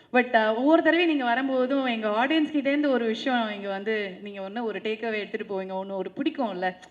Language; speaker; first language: Tamil; native; Tamil